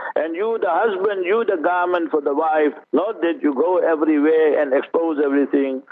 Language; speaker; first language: English; early bilingual, other home language; Urdu